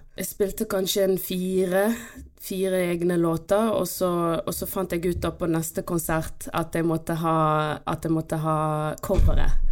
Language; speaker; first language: Norwegian; early bilingual, other home language; Portuguese